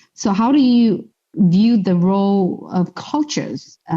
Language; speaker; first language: English; non-native, fluent; Chinese